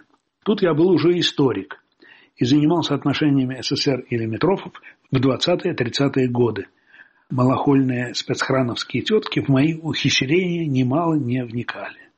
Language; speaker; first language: Russian; native; Russian